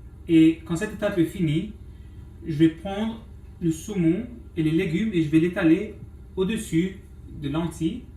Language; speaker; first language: French; non-native, local second language; English